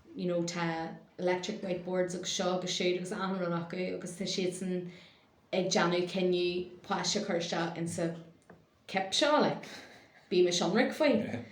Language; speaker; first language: Irish; non-native, local second language; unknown